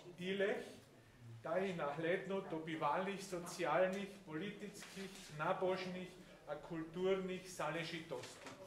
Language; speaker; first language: Czech; non-native, fluent; German